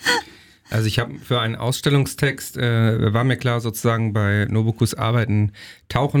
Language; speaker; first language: German; native; German